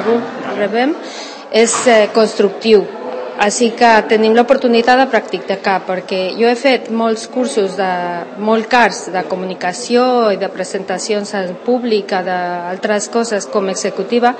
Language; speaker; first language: Catalan; non-native, local second language; Spanish